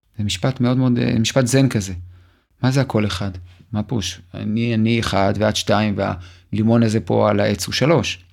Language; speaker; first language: Hebrew; native; Hebrew